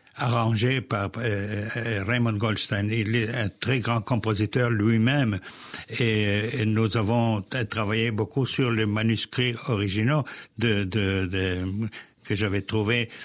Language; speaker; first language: French; non-native, fluent; Spanish